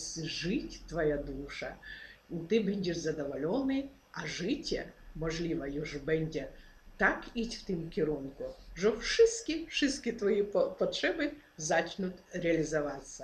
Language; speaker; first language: Polish; non-native, fluent; Ukrainian